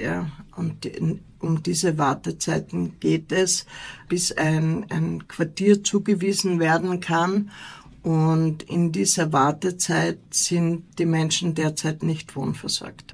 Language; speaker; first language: German; native; German